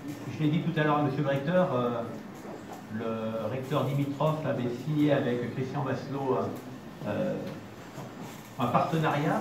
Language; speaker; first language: French; native; French